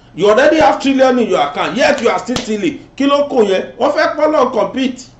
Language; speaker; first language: English; non-native, local second language; Yoruba